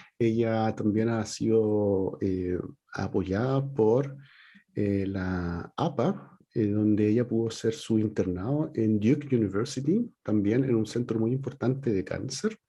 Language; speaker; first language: Spanish; native; Spanish